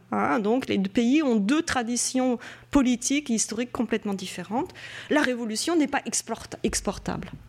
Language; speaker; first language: French; native; French